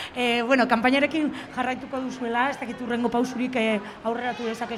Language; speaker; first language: Basque; native; Basque